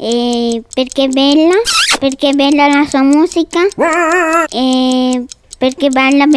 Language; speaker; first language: Italian; early bilingual, other home language; Spanish